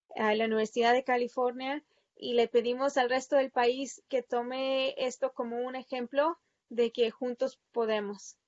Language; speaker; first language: Spanish; early bilingual, heritage; Spanish